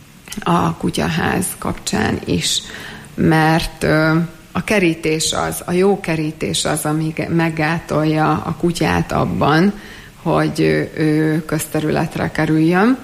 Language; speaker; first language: Hungarian; native; Hungarian